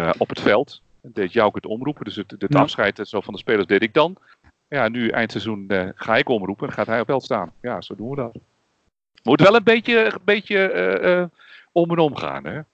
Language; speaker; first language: Dutch; native; Dutch